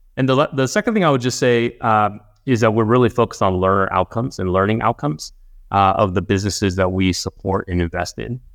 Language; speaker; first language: English; native; English